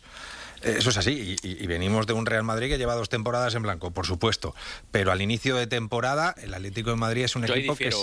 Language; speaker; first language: Spanish; native; Spanish